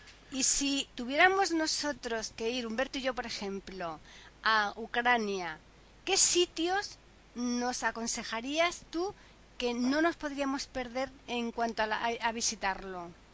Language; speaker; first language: Spanish; native; Spanish